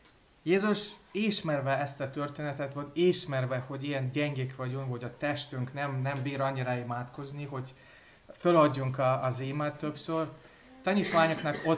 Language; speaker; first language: Hungarian; non-native, learner; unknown